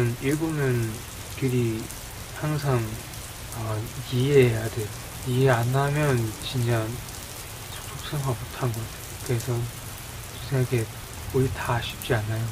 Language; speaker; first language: Korean; non-native, learner; Chinese